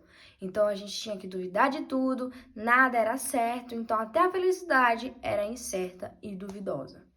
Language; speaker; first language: Portuguese; native; Portuguese